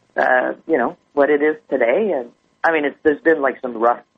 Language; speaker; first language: English; native; English